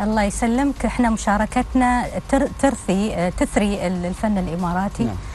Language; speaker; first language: Arabic; native; Arabic